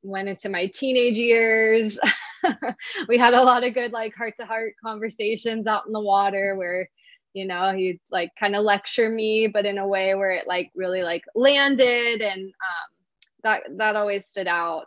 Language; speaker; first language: English; native; English